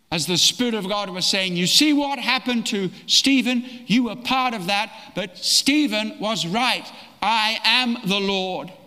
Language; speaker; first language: English; native; English